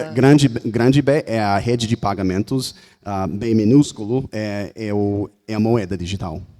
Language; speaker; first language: Portuguese; non-native, fluent; English